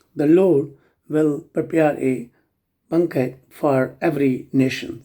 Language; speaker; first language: English; non-native, local second language; Punjabi